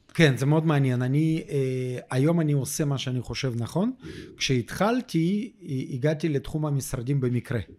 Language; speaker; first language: Hebrew; non-native, fluent; Russian